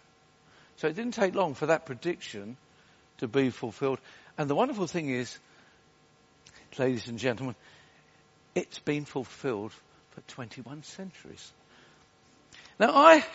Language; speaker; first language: English; native; English